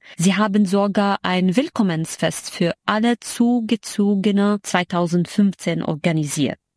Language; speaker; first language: German; non-native, fluent; Arabic